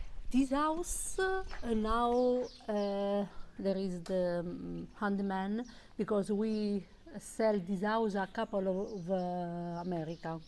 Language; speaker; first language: English; non-native, learner; Italian